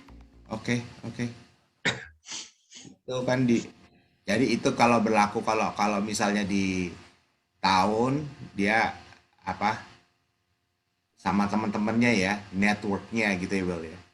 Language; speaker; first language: Indonesian; native; Indonesian